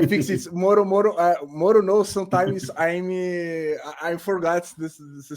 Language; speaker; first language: English; non-native, learner; Portuguese